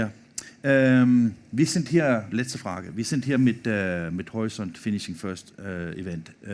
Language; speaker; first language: German; non-native, learner; Danish